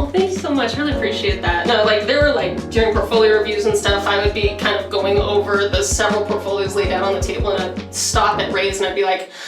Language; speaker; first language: English; native; English